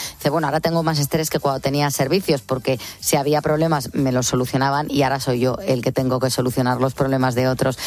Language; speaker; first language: Spanish; native; Spanish